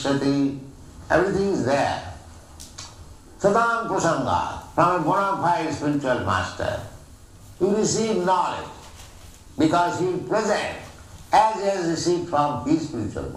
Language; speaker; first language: English; non-native, local second language; Bangla